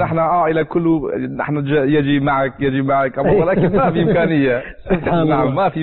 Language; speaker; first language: Arabic; non-native, learner; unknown